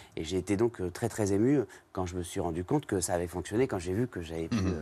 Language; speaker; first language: French; native; French